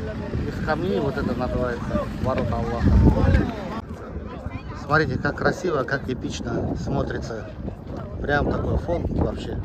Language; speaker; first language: Russian; native; Russian